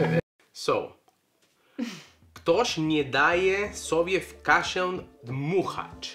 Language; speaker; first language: Polish; non-native, learner; Spanish